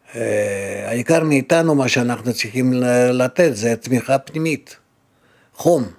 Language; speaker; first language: Hebrew; non-native, fluent; Russian